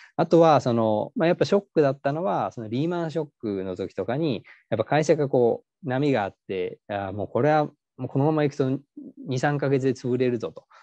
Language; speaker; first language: Japanese; native; Japanese